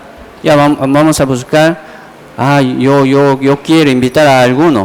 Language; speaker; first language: Spanish; non-native, fluent; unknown